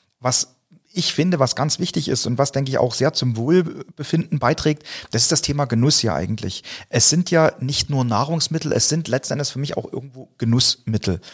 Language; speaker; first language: German; native; German